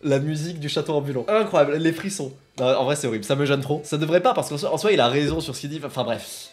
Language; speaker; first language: French; native; French